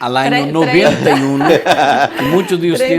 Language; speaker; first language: Spanish; non-native, fluent; Portuguese